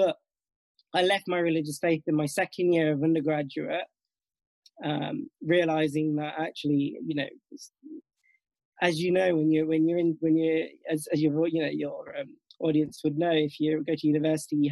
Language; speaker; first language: English; native; English